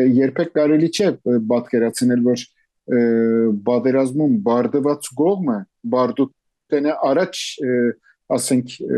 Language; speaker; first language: Armenian; early bilingual, heritage; Armenian